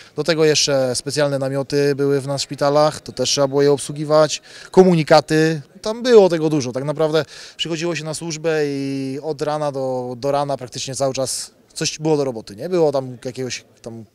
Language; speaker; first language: Polish; native; Polish